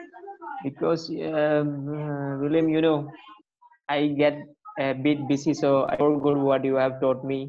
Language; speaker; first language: English; non-native, learner; Malayalam